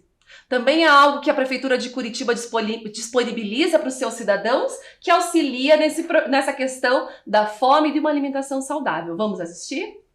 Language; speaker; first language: Portuguese; native; Portuguese